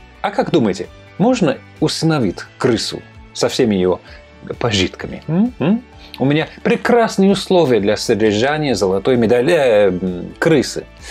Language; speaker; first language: Russian; non-native, fluent; English